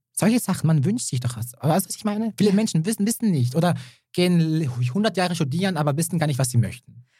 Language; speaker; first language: German; early bilingual, other home language; Serbian